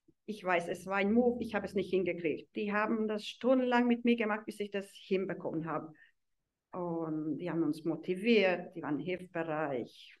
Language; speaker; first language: German; non-native, fluent; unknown